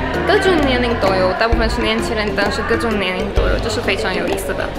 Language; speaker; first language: Chinese; non-native, fluent; Slovak